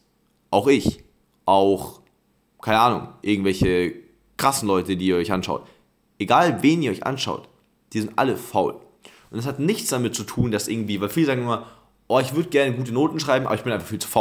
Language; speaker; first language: German; native; German